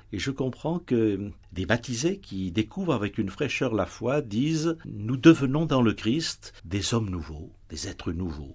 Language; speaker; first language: French; native; French